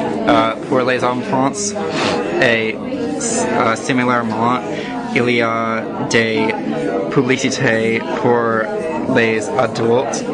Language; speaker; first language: French; non-native, learner; English